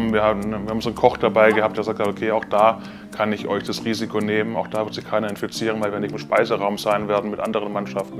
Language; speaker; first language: German; native; German